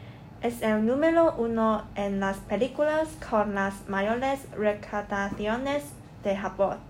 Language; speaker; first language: Spanish; non-native, learner; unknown